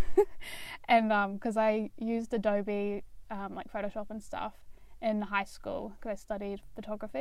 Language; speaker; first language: English; native; English